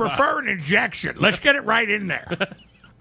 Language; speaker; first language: English; native; English